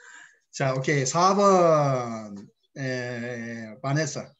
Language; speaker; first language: Korean; native; Korean